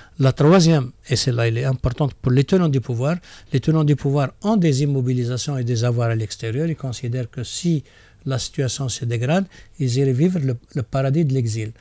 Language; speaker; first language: French; non-native, local second language; Arabic